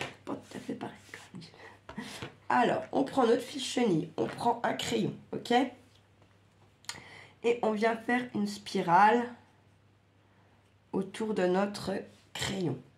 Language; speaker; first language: French; native; French